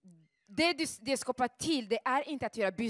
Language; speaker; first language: Swedish; non-native, fluent; Rundi